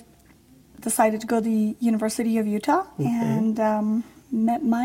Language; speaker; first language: English; early bilingual, other home language; Polish